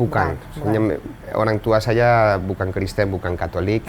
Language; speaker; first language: Indonesian; non-native, fluent; Spanish